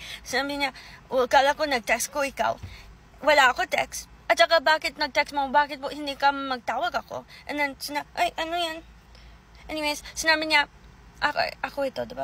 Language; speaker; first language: Filipino; early bilingual, heritage; English